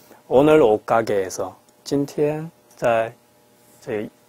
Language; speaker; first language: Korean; non-native, fluent; Chinese